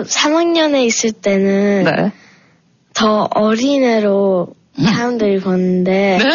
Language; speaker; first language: Korean; early bilingual, heritage; Korean